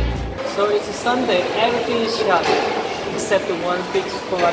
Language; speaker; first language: English; non-native, fluent; Korean